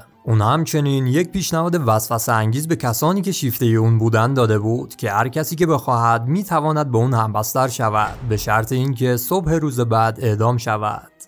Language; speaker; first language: Persian; native; Persian